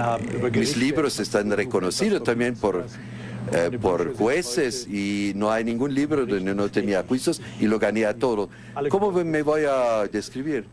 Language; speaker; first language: Spanish; non-native, fluent; German